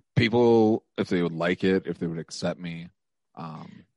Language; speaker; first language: English; native; English